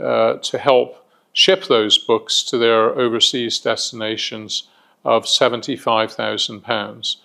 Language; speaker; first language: English; native; English